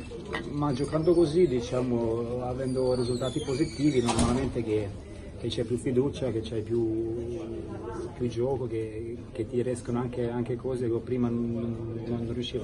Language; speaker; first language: Italian; non-native, fluent; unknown